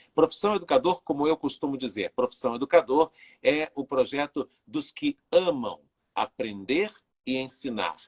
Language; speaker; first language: Portuguese; native; Portuguese